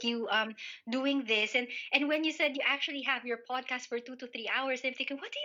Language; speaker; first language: English; non-native, local second language; Filipino